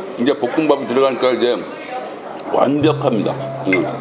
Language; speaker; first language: Korean; native; Korean